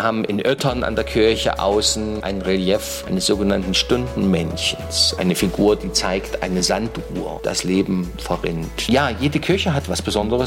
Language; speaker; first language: German; native; German